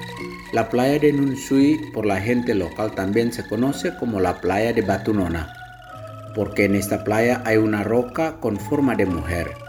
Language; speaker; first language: Spanish; non-native, fluent; Indonesian